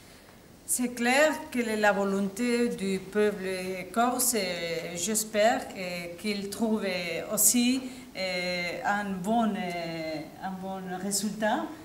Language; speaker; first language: French; non-native, fluent; Basque